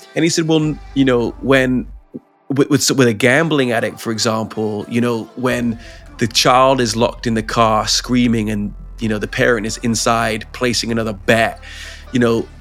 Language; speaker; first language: English; native; English